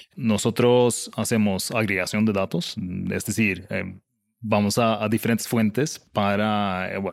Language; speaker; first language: Spanish; non-native, fluent; Swedish